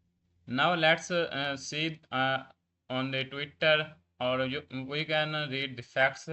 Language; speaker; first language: English; non-native, learner; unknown